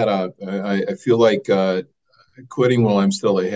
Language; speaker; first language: English; native; English